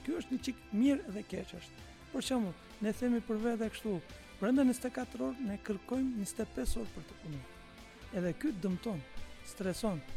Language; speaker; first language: Albanian; non-native, fluent; Turkish